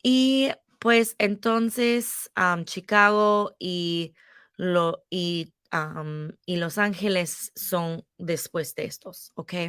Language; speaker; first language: Spanish; non-native, fluent; English